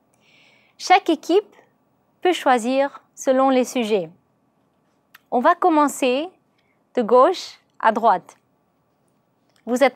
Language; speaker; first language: French; non-native, learner; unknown